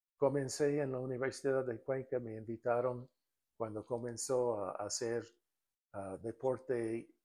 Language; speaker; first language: Spanish; non-native, fluent; English